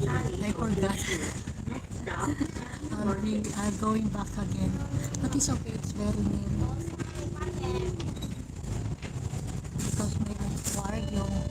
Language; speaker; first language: English; non-native, local second language; Filipino